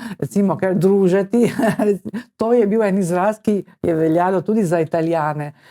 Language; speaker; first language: Slovenian; early bilingual, heritage; Slovenian